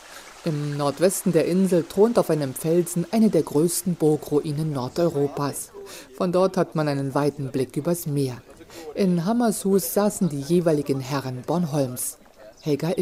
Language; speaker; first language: German; native; German